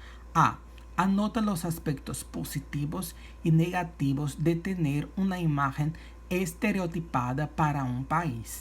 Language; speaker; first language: Spanish; non-native, fluent; Portuguese